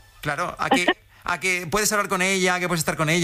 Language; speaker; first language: Spanish; native; Spanish